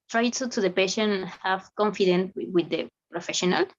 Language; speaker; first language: English; non-native, learner; Spanish